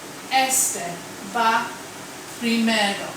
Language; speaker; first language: Spanish; non-native, fluent; English